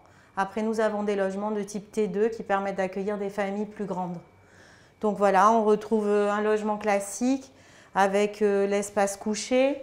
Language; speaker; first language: French; native; French